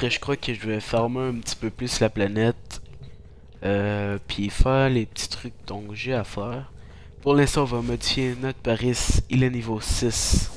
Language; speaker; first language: French; native; French